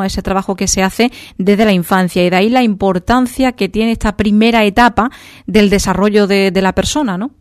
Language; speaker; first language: Spanish; native; Spanish